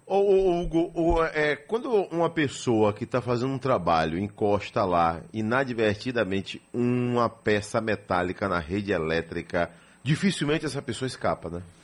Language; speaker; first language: Portuguese; native; Portuguese